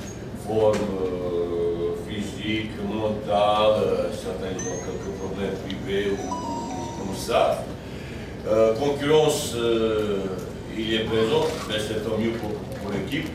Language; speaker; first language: French; non-native, fluent; Bosnian